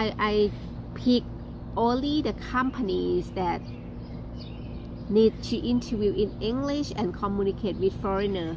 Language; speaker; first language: English; non-native, learner; Thai